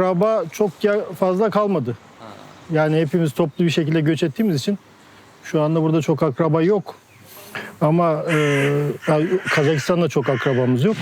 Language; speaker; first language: Turkish; non-native, local second language; Kazakh